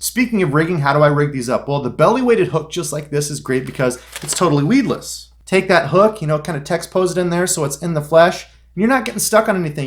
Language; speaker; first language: English; native; English